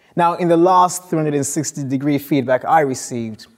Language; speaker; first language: English; non-native, local second language; Akan